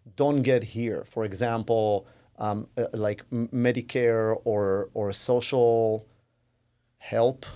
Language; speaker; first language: English; non-native, fluent; Hebrew